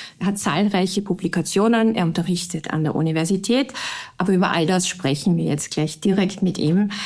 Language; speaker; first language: German; native; German